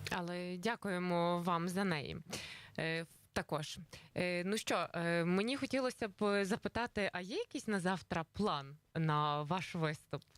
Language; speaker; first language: Ukrainian; native; Ukrainian